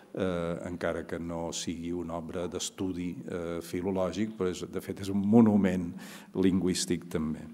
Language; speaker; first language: Catalan; native; Catalan